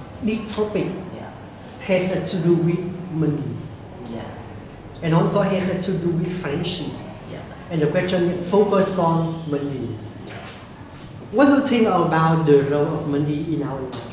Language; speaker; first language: English; non-native, fluent; Vietnamese